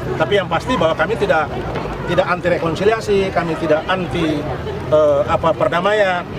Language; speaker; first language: Indonesian; non-native, local second language; Tetum